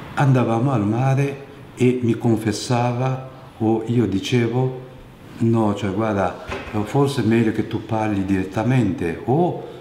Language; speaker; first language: Italian; non-native, fluent; Japanese